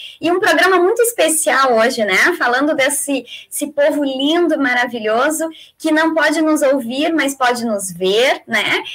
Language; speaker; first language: Portuguese; native; Portuguese